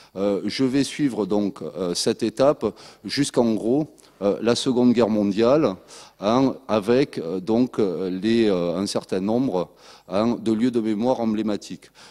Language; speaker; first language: French; native; French